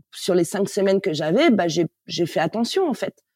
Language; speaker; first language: French; native; French